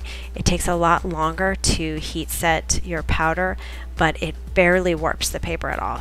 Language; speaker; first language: English; native; English